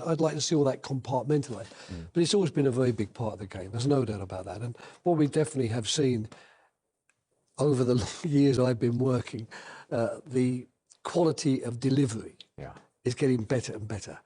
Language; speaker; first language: English; native; English